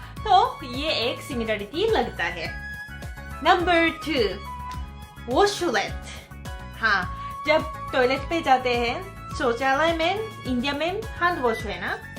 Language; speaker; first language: Hindi; non-native, fluent; Japanese